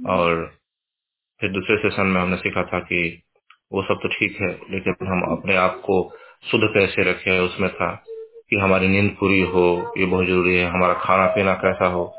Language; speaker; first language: Hindi; native; Hindi